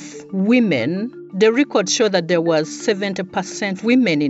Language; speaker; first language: English; non-native, local second language; Kinyarwanda